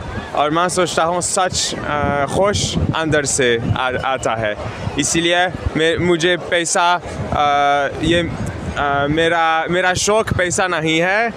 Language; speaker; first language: Hindi; non-native, learner; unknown